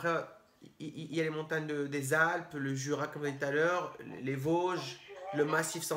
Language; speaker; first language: French; native; French